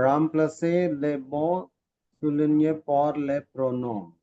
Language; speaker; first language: French; non-native, learner; Telugu